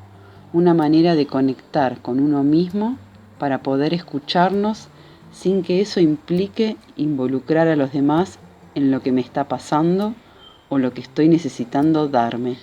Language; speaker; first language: Spanish; native; Spanish